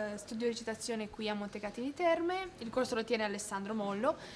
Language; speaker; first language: Italian; non-native, fluent; Romanian